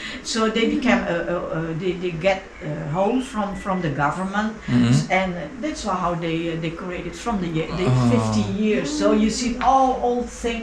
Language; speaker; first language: English; non-native, learner; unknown